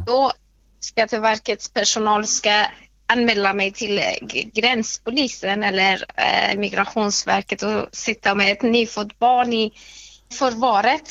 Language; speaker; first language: Swedish; non-native, fluent; Persian